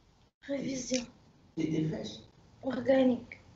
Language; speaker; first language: French; non-native, local second language; Arabic